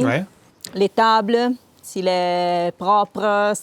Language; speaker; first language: French; non-native, local second language; Italian